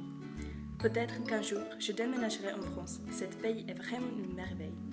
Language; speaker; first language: French; non-native, learner; Czech